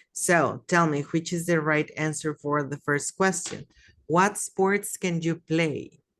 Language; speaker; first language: English; non-native, fluent; Spanish